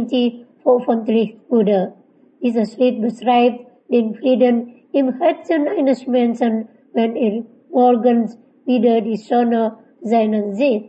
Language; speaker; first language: German; non-native, fluent; Indonesian